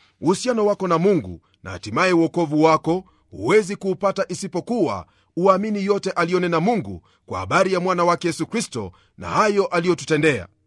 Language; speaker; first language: Swahili; non-native, local second language; Luyia